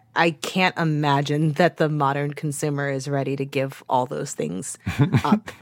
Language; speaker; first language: English; native; English